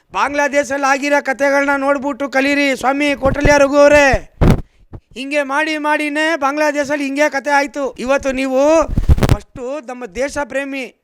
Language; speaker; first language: Kannada; non-native, local second language; Marwari